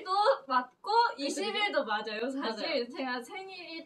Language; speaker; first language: Korean; early bilingual, heritage; Korean